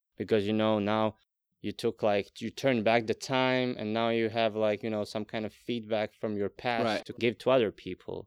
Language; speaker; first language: English; non-native, fluent; Latvian